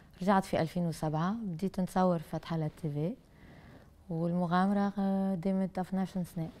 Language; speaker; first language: French; non-native, local second language; Arabic